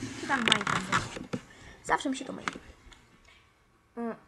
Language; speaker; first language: Polish; native; Polish